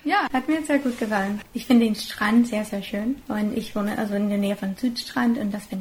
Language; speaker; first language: German; non-native, fluent; English